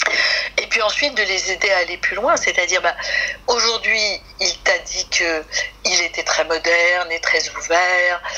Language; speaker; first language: French; native; French